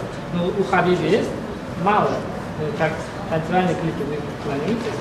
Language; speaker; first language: Russian; non-native, local second language; Uzbek